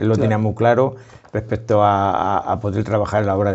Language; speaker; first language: Spanish; native; Spanish